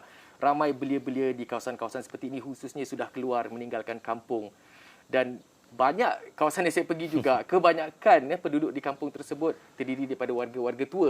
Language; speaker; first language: Malay; native; Malay